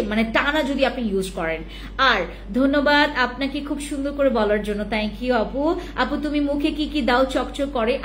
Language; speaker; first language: Bangla; native; Bangla